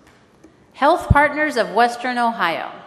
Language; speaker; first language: English; native; English